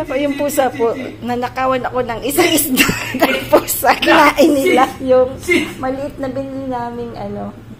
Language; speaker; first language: Filipino; native; Filipino